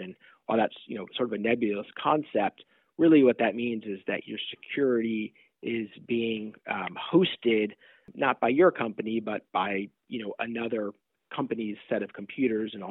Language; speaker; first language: English; native; English